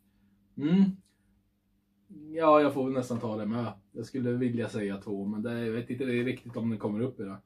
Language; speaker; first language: Swedish; native; Swedish